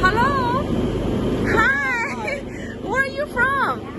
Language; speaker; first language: English; non-native, fluent; Chinese